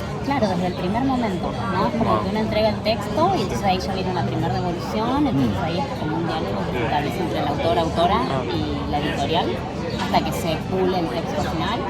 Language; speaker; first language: Spanish; native; Spanish